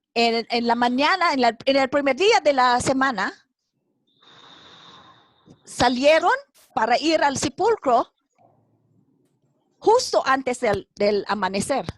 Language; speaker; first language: Spanish; non-native, fluent; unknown